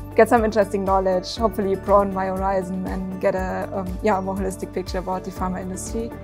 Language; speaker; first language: English; non-native, fluent; German